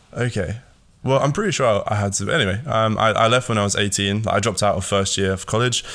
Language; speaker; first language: English; early bilingual, other home language; Latvian